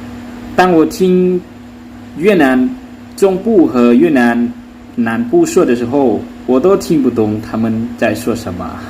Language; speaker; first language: Chinese; non-native, learner; Lao